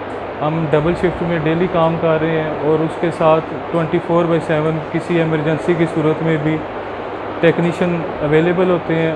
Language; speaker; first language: Hindi; non-native, local second language; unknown